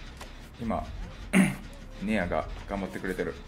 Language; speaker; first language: Japanese; native; Japanese